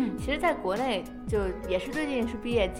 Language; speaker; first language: Chinese; native; Chinese